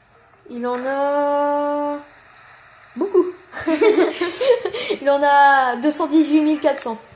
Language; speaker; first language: French; native; French